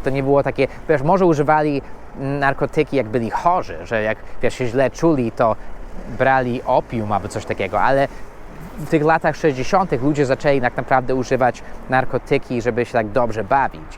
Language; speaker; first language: Polish; non-native, fluent; English